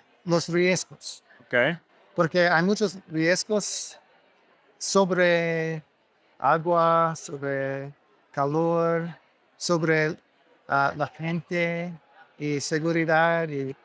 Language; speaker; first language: Spanish; non-native, learner; English